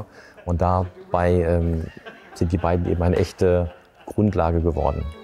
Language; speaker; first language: German; native; German